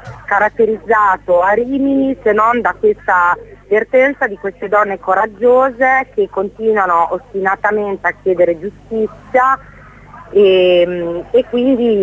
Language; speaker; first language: Italian; native; Italian